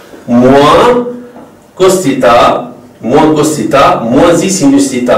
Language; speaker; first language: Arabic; native; Arabic